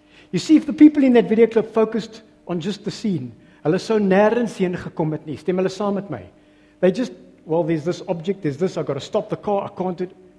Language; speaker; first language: English; non-native, local second language; Afrikaans